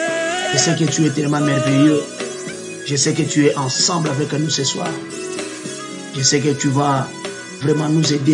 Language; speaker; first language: French; non-native, local second language; Lingala